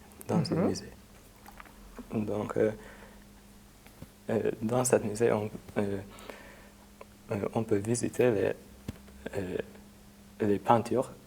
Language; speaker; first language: French; non-native, fluent; Hungarian